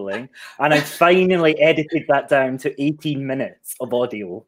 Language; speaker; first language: English; native; English